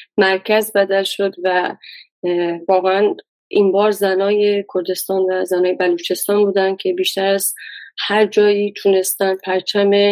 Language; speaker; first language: Persian; non-native, local second language; Baluchi